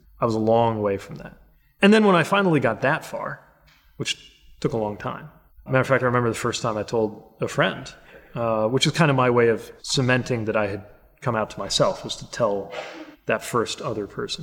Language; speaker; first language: English; native; English